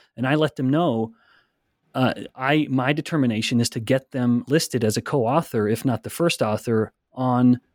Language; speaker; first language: English; native; English